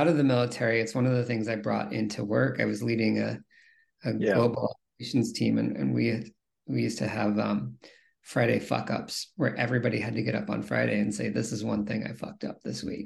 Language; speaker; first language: English; native; English